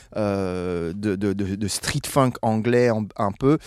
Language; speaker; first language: French; non-native, fluent; English